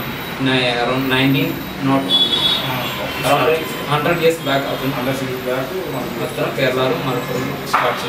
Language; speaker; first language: Telugu; non-native, learner; Malayalam